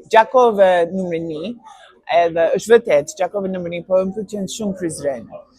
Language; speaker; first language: Albanian; non-native, learner; English